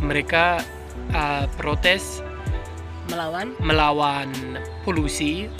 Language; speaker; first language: Indonesian; non-native, fluent; German